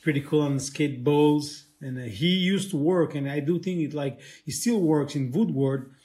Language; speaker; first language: English; non-native, fluent; Italian